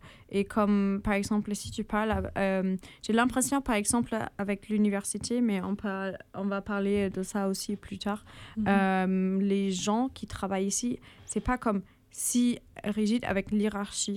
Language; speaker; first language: French; non-native, fluent; German